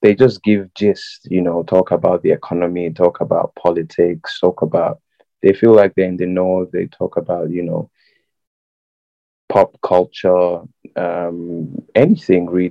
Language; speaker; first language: English; non-native, local second language; Yoruba